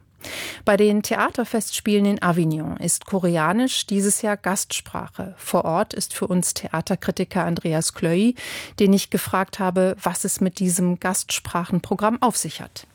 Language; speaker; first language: German; native; German